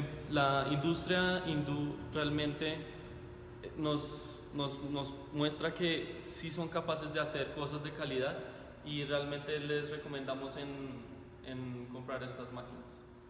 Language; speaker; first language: Spanish; native; Spanish